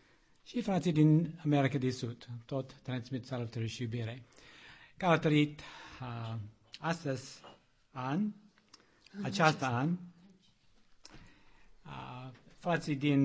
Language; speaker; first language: Romanian; non-native, learner; English